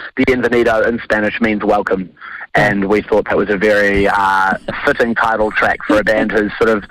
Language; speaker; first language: English; native; English